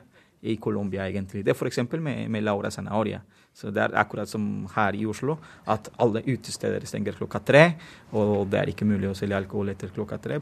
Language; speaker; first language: Norwegian; non-native, fluent; Spanish